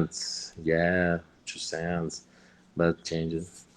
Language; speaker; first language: English; non-native, learner; Portuguese